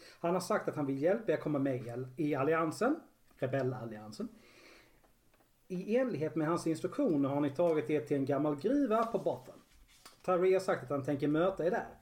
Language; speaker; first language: Swedish; native; Swedish